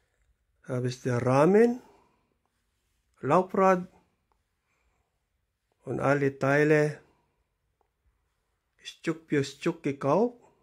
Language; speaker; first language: German; non-native, learner; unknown